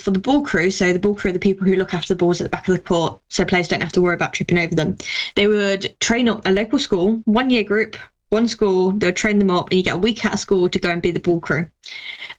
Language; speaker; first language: English; native; English